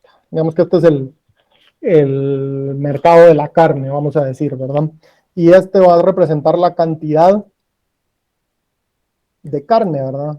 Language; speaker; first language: Spanish; native; Spanish